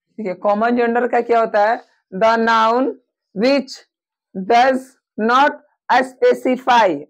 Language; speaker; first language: Hindi; native; Hindi